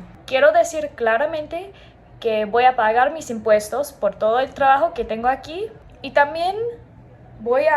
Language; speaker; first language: Spanish; non-native, learner; English